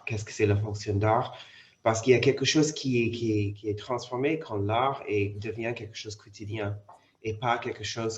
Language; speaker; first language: French; non-native, fluent; English